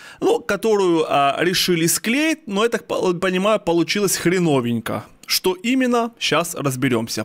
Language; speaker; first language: Russian; native; Russian